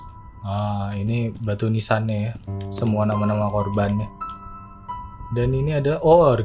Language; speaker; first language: Indonesian; native; Indonesian